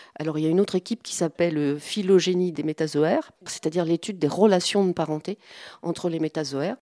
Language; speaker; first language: French; native; French